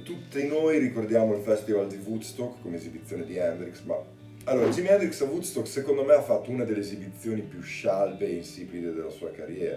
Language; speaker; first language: Italian; native; Italian